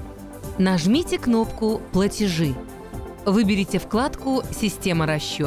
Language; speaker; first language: Russian; native; Russian